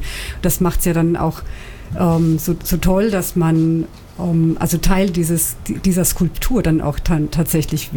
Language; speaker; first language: German; native; German